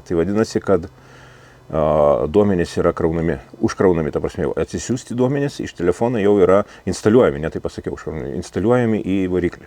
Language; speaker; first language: Lithuanian; native; Lithuanian